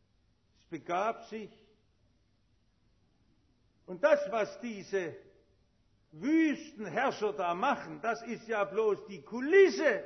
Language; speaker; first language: German; native; German